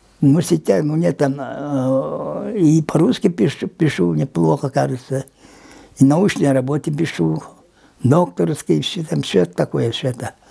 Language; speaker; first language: Russian; non-native, local second language; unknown